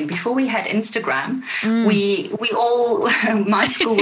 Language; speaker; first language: English; non-native, local second language; Afrikaans